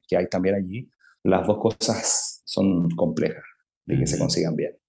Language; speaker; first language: Spanish; native; Spanish